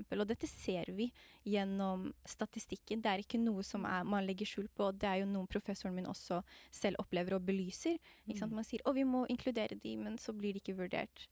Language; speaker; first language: Norwegian; non-native, fluent; Somali